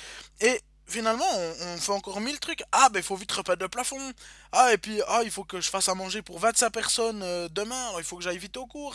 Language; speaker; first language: French; native; French